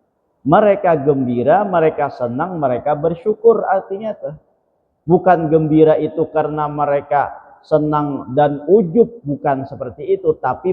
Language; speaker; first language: Indonesian; non-native, local second language; Banjar